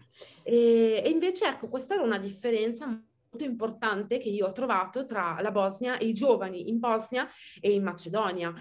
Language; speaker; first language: Italian; native; Italian